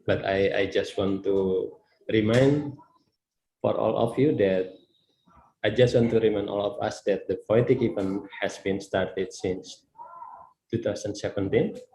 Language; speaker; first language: English; non-native, learner; Indonesian